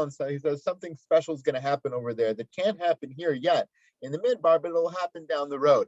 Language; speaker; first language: English; native; English